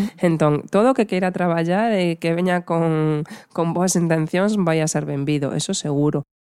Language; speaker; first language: Galician; non-native, local second language; Spanish